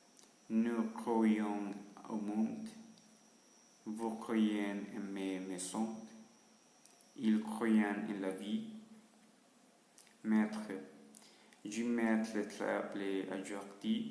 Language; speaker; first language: French; non-native, learner; Spanish